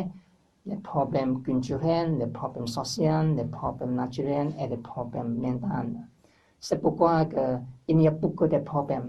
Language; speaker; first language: French; non-native, learner; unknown